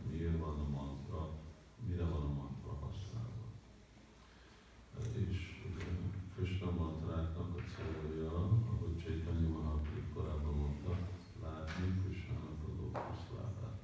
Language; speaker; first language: Hungarian; early bilingual, heritage; Hungarian